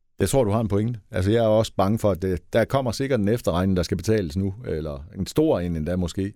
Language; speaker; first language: Danish; native; Danish